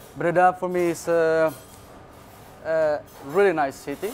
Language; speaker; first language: Dutch; non-native, learner; Spanish